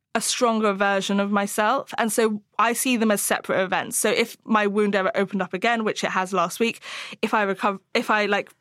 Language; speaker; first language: English; native; English